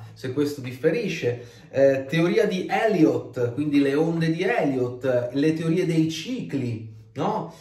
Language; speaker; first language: Italian; native; Italian